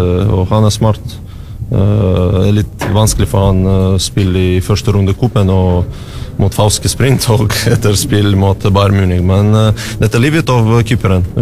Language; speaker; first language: Norwegian; non-native, learner; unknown